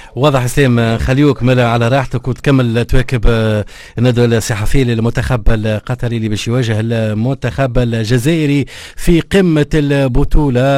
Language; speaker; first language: Arabic; native; Arabic